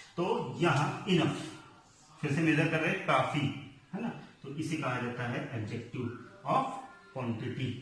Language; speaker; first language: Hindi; non-native, local second language; Marathi